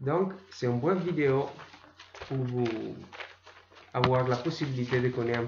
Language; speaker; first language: French; non-native, learner; Italian